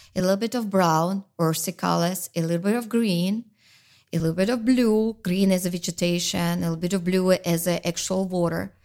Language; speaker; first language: English; non-native, fluent; Russian